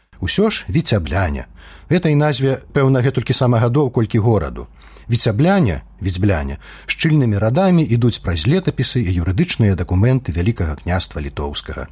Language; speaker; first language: Belarusian; native; Belarusian